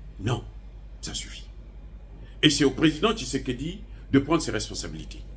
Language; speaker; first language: French; non-native, local second language; Lingala